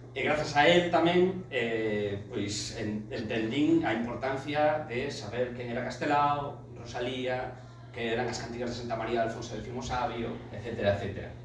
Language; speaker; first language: Galician; non-native, local second language; Spanish